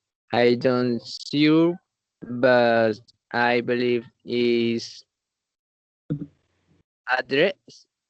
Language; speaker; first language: English; non-native, learner; Spanish